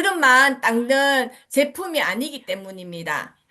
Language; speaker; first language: Korean; native; Korean